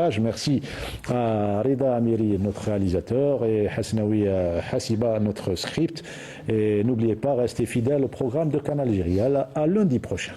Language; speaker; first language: French; non-native, local second language; Arabic